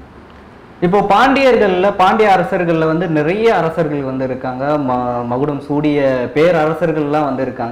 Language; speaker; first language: Tamil; native; Tamil